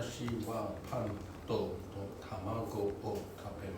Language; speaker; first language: Japanese; non-native, learner; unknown